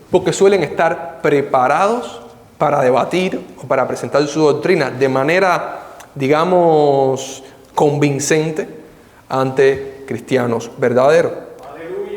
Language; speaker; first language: Spanish; native; Spanish